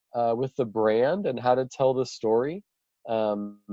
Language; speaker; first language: English; native; English